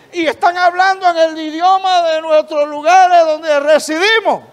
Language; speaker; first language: Spanish; native; Spanish